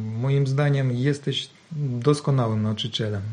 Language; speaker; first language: Polish; non-native, learner; Ukrainian